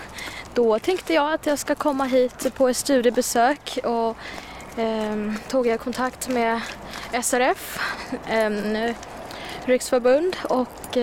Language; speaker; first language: Swedish; non-native, fluent; Chinese